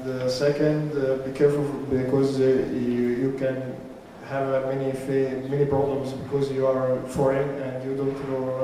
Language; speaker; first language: English; non-native, learner; Arabic